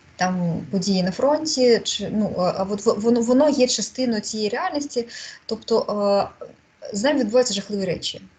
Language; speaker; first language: Ukrainian; non-native, local second language; Russian